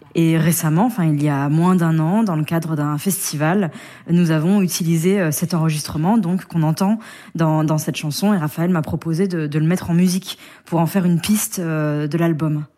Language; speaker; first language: French; native; French